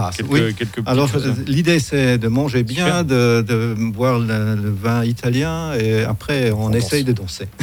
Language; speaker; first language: French; non-native, fluent; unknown